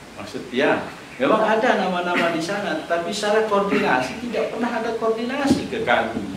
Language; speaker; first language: Indonesian; non-native, local second language; Sasak